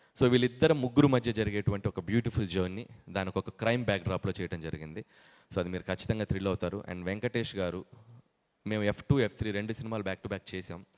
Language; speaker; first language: Telugu; native; Telugu